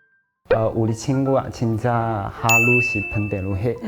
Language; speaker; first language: Korean; non-native, learner; Chinese